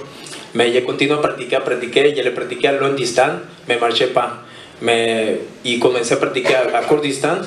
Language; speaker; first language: French; non-native, learner; Spanish